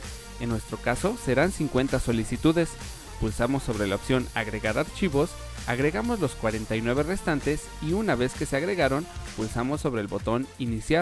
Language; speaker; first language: Spanish; native; Spanish